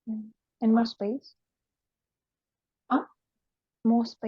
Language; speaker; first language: English; non-native, learner; Russian